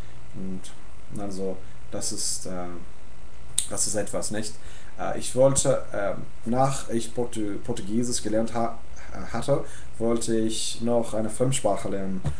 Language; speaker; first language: German; non-native, learner; English